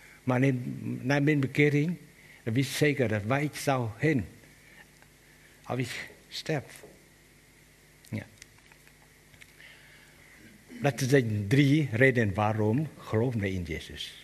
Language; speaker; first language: Dutch; non-native, learner; Vietnamese